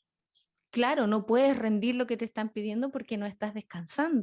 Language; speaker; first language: Spanish; native; Spanish